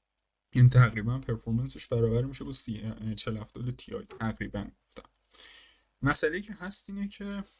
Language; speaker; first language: Persian; native; Persian